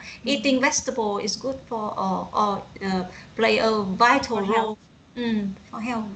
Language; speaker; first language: English; non-native, learner; Vietnamese